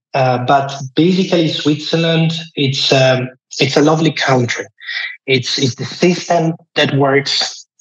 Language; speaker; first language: English; non-native, fluent; Italian